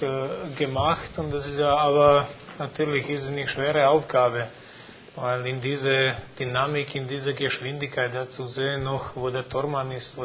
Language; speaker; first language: German; non-native, fluent; Croatian